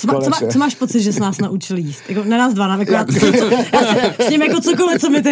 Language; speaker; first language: Czech; native; Czech